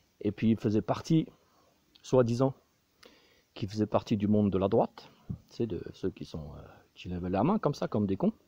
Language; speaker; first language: French; native; French